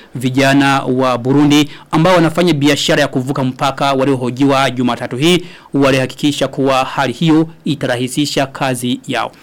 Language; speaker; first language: Swahili; non-native, local second language; Rundi